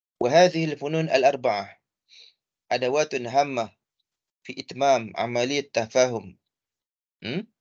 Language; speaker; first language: Arabic; non-native, fluent; Malay